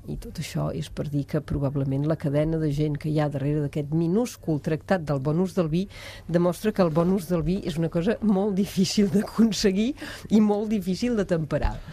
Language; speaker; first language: Catalan; non-native, fluent; French